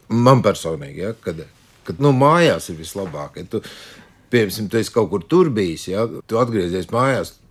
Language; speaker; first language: Latvian; native; Latvian